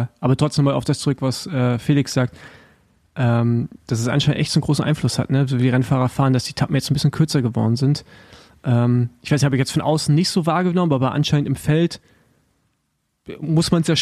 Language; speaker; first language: German; native; German